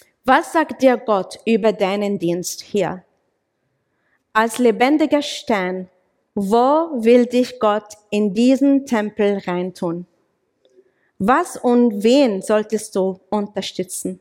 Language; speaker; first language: German; non-native, fluent; English